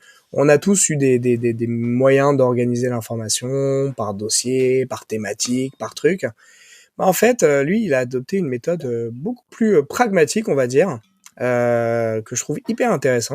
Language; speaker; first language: French; native; French